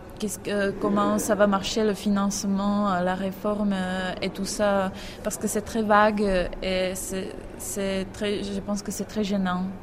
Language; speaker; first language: French; non-native, fluent; Czech